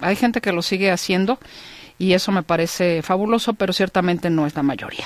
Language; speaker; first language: Spanish; native; Spanish